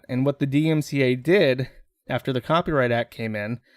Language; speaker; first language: English; native; English